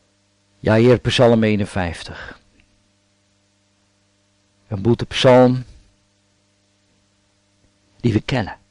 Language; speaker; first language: Dutch; native; Dutch